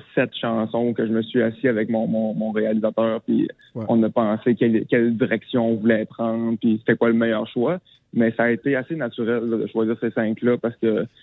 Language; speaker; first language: French; native; French